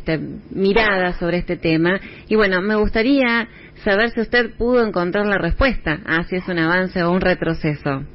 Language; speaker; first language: Spanish; native; Spanish